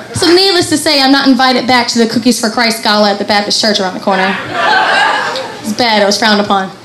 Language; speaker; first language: English; native; English